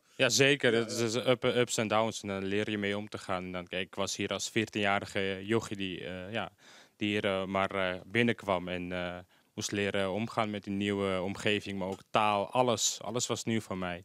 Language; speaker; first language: Dutch; non-native, fluent; Armenian